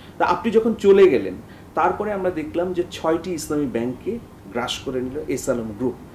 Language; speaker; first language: Bangla; native; Bangla